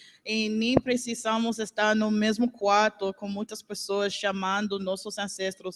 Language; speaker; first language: Portuguese; non-native, learner; English